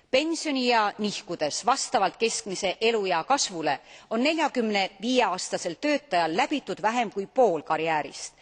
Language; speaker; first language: Estonian; native; Estonian